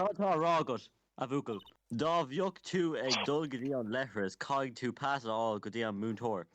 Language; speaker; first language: Irish; non-native, local second language; English